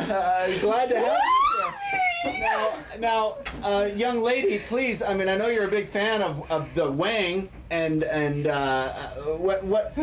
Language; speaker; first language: English; native; English